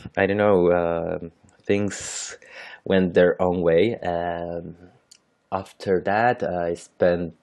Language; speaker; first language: English; non-native, fluent; Spanish